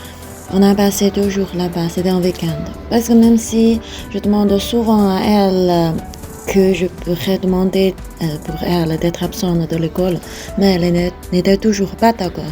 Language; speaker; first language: French; non-native, fluent; Chinese